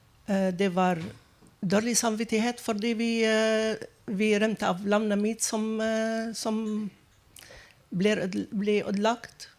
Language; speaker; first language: Norwegian; non-native, fluent; Arabic